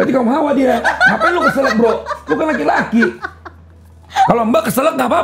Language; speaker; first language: Indonesian; native; Indonesian